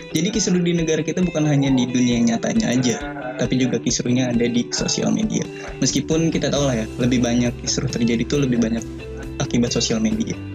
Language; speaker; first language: Indonesian; native; Indonesian